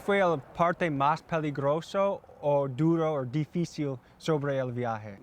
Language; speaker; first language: Spanish; non-native, learner; English